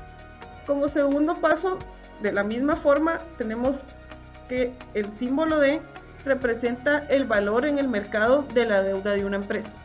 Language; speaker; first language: Spanish; native; Spanish